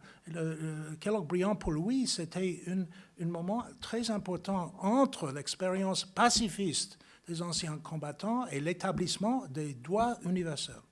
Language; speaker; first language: French; non-native, fluent; English